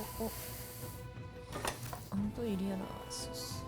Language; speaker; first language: French; non-native, fluent; Japanese